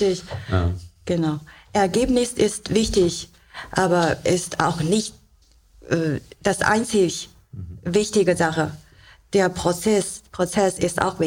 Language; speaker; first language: German; non-native, learner; Chinese